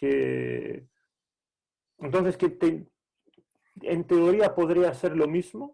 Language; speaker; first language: Spanish; non-native, fluent; Greek